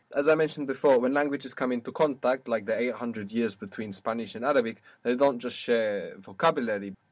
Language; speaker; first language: English; native; English